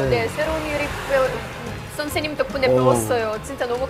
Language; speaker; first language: Korean; non-native, fluent; Ukrainian